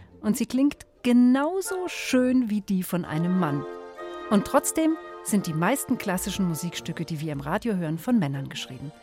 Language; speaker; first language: German; native; German